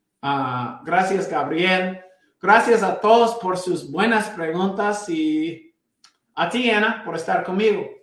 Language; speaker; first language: Spanish; non-native, fluent; English